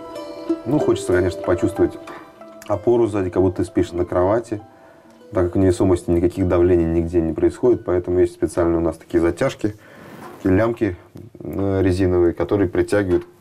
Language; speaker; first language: Russian; native; Russian